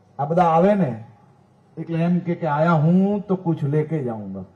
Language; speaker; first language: Gujarati; native; Gujarati